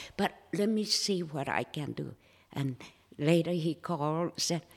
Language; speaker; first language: English; non-native, fluent; Japanese